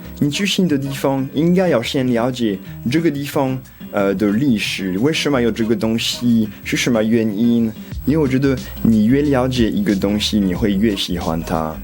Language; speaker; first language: Chinese; non-native, fluent; French